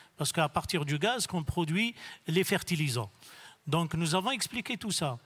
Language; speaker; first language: French; non-native, local second language; Arabic